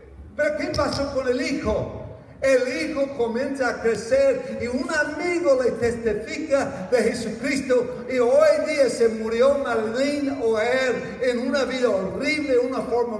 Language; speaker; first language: Spanish; non-native, fluent; English